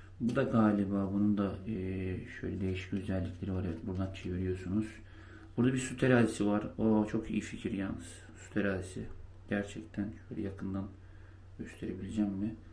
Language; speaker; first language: Turkish; native; Turkish